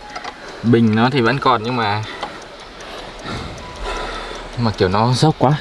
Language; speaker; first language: Vietnamese; native; Vietnamese